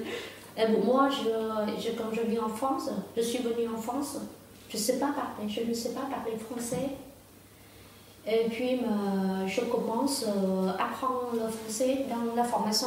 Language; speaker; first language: French; non-native, learner; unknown